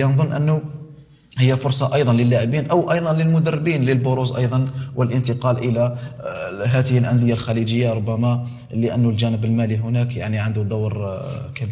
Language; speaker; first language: Arabic; native; Arabic